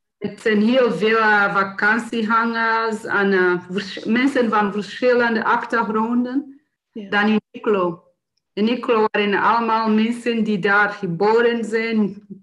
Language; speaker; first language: Dutch; non-native, learner; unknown